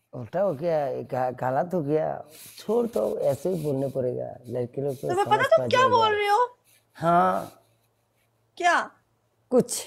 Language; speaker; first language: Hindi; non-native, learner; Bangla